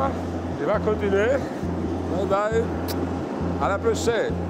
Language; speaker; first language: French; non-native, fluent; Italian